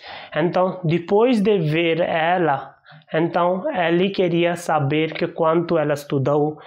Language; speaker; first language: Portuguese; non-native, learner; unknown